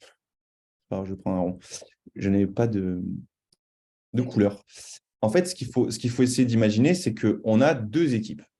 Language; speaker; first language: French; native; French